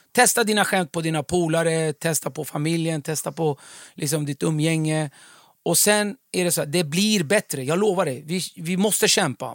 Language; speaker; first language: Swedish; early bilingual, other home language; Kurdish